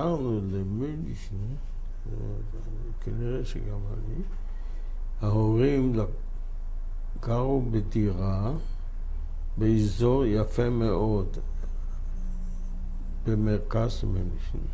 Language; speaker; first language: Hebrew; non-native, fluent; German